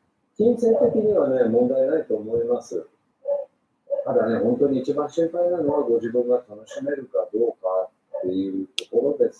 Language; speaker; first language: Japanese; native; Japanese